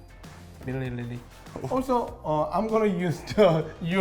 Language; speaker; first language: English; non-native, learner; Korean